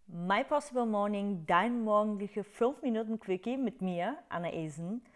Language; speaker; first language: German; non-native, fluent; Bulgarian